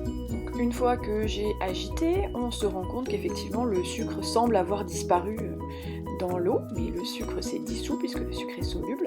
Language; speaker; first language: French; native; French